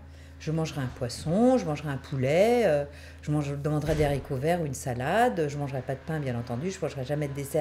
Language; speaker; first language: French; native; French